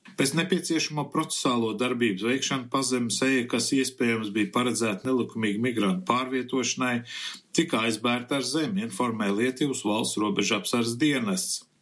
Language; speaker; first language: Latvian; early bilingual, heritage; Latvian